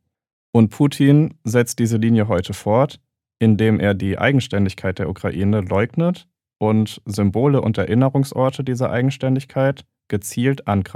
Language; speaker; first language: German; native; German